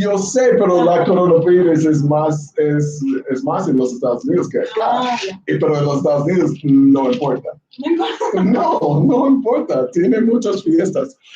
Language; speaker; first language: Spanish; non-native, learner; English